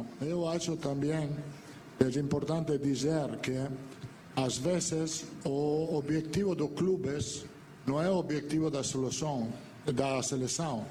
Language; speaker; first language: Portuguese; non-native, fluent; Italian